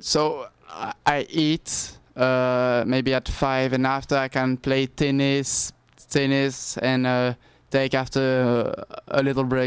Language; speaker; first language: English; non-native, learner; French